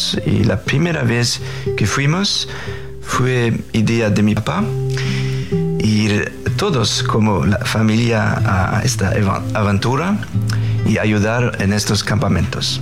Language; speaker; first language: Spanish; non-native, fluent; Faroese